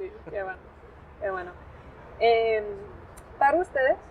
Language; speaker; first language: Spanish; non-native, fluent; English